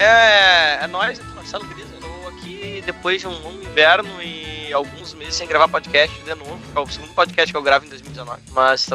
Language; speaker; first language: Portuguese; native; Portuguese